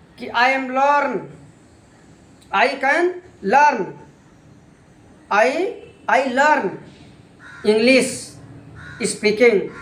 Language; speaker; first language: English; non-native, learner; Hindi